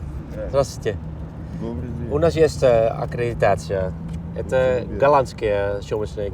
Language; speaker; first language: Russian; non-native, fluent; Dutch